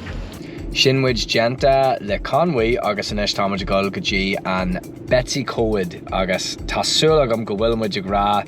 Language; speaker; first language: Irish; non-native, local second language; English